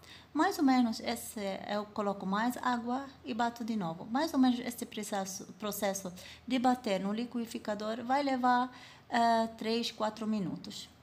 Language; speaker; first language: Portuguese; non-native, fluent; Arabic